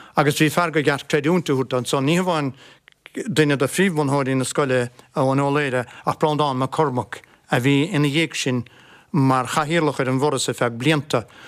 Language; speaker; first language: Irish; non-native, local second language; English